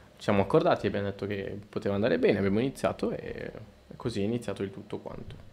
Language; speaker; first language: Italian; early bilingual, other home language; Spanish